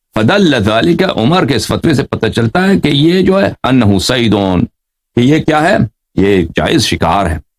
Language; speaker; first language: Urdu; non-native, fluent; Persian